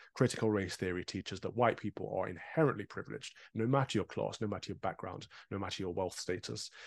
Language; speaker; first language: English; native; English